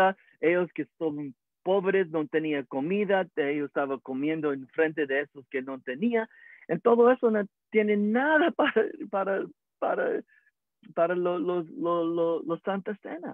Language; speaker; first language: Spanish; early bilingual, heritage; English